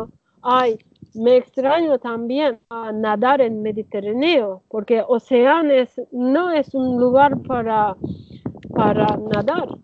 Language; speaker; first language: Spanish; non-native, learner; Turkish